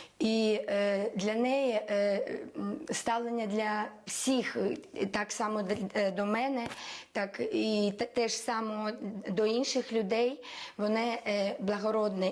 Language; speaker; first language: Ukrainian; non-native, local second language; Russian